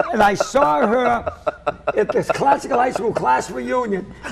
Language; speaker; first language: English; native; English